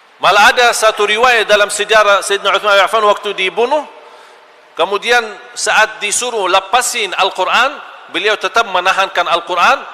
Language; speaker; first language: Malay; non-native, fluent; Arabic